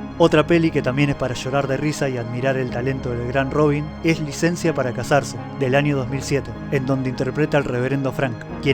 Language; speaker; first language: Spanish; native; Spanish